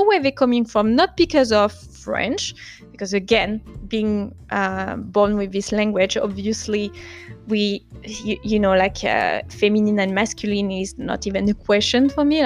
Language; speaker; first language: English; non-native, fluent; French